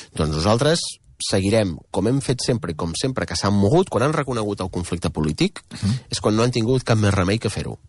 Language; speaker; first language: Catalan; native; Catalan